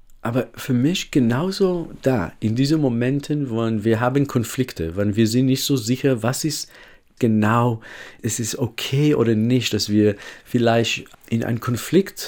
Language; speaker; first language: German; non-native, fluent; Hebrew